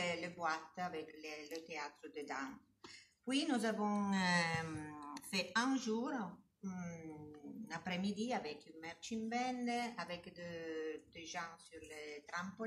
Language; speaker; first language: French; non-native, learner; Italian